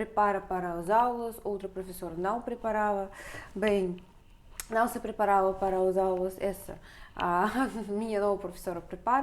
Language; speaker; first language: Portuguese; non-native, fluent; Russian